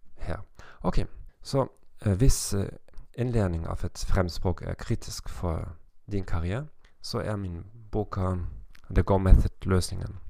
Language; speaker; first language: Swedish; non-native, learner; German